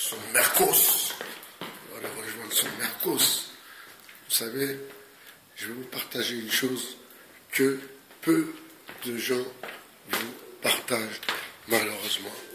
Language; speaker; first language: French; native; French